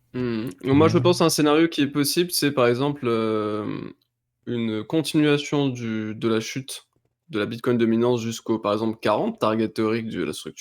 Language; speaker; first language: French; native; French